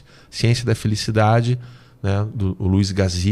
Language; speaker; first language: Portuguese; native; Portuguese